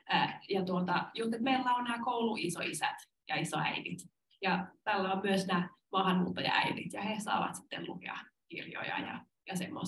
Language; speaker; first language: Finnish; non-native, local second language; Swedish